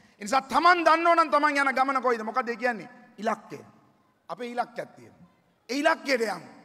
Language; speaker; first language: Sinhala; native; Sinhala